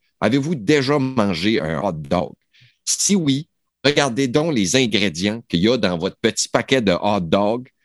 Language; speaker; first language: French; native; French